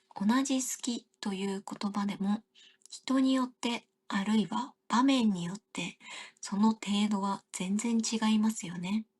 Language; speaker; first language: Japanese; native; Japanese